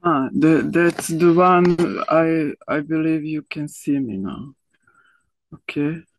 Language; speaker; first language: English; non-native, learner; Serbian